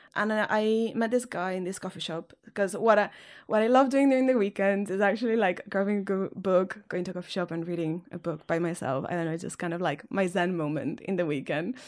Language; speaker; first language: English; non-native, fluent; Spanish